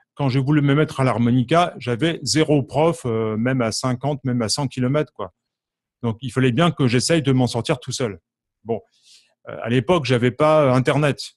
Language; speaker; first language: French; native; French